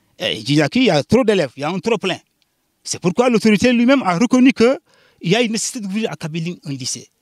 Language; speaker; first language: French; non-native, local second language; Jola-Fonyi